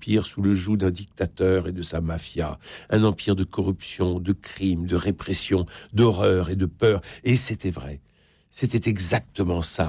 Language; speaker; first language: French; native; French